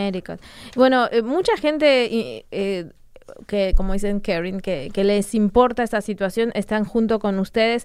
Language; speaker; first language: Spanish; native; Spanish